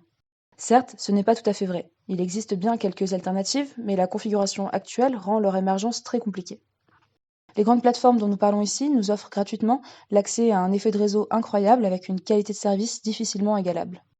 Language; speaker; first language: French; native; French